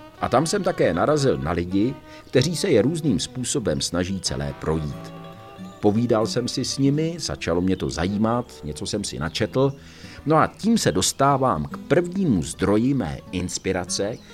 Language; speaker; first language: Czech; native; Czech